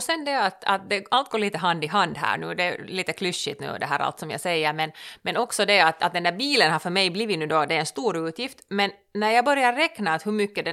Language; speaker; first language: Swedish; native; Swedish